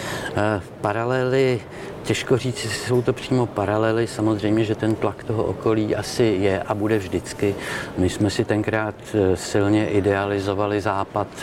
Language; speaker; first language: Czech; native; Czech